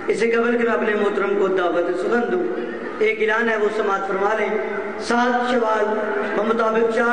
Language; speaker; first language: Urdu; non-native, local second language; Punjabi